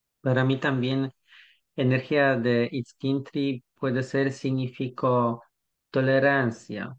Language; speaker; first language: Spanish; non-native, learner; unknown